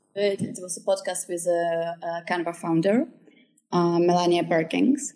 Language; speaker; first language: English; early bilingual, other home language; Czech